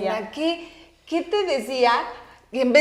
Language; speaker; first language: Spanish; native; Spanish